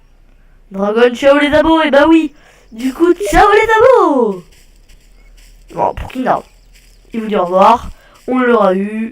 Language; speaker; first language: French; native; French